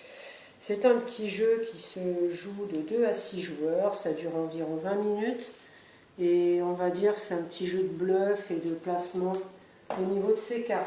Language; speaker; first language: French; native; French